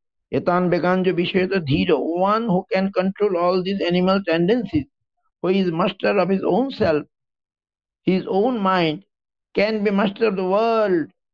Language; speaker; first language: English; non-native, local second language; Bangla